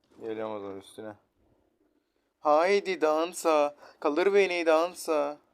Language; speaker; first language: Turkish; native; Turkish